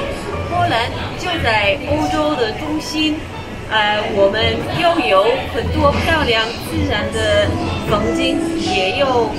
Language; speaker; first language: Chinese; non-native, fluent; Polish